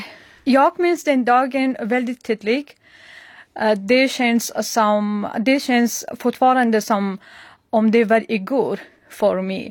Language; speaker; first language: Swedish; non-native, learner; Persian